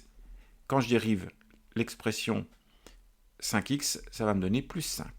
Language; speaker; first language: French; native; French